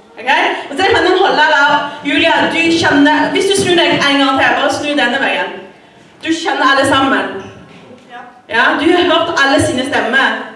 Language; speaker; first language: Norwegian; non-native, fluent; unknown